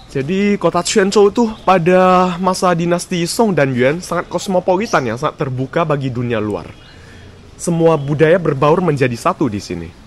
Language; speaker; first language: Indonesian; native; Indonesian